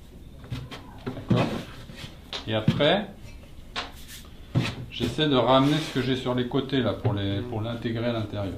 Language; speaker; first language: French; native; French